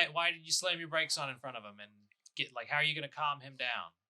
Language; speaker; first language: English; native; English